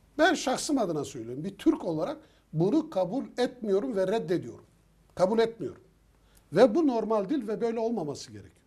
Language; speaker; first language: Turkish; native; Turkish